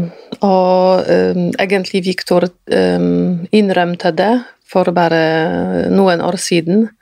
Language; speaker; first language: Norwegian; non-native, fluent; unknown